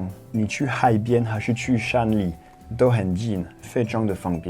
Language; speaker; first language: Chinese; non-native, fluent; French